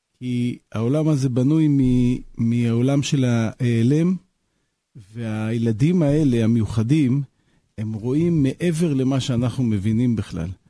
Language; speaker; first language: Hebrew; native; Hebrew